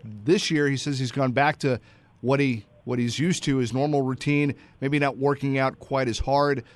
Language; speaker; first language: English; native; English